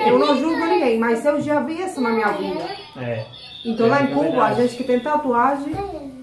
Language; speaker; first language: Portuguese; non-native, fluent; Spanish